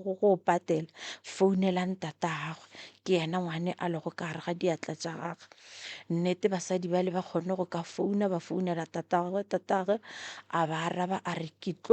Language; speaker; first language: Northern Sotho; non-native, local second language; Tsonga